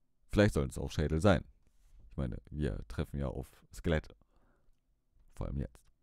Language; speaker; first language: German; native; German